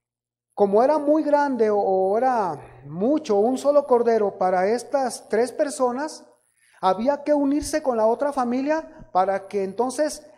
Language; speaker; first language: Spanish; native; Spanish